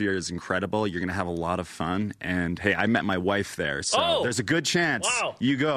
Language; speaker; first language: English; native; English